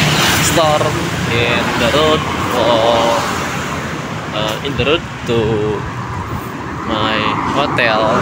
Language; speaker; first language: English; non-native, learner; Indonesian